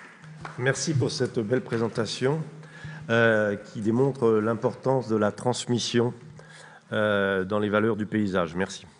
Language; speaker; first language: French; native; French